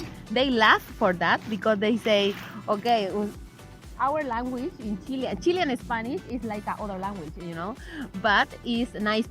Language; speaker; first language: English; non-native, learner; Spanish